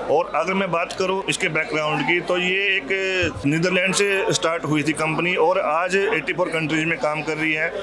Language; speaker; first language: Hindi; native; Hindi